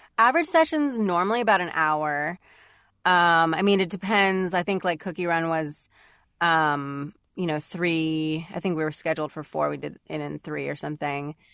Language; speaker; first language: English; native; English